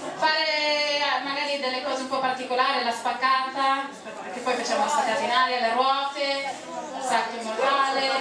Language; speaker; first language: Italian; non-native, fluent; English